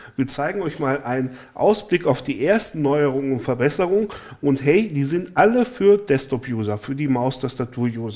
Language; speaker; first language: German; native; German